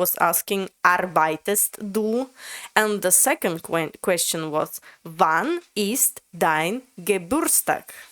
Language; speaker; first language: German; non-native, learner; Latvian